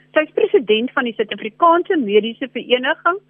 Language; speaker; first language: Afrikaans; native; Afrikaans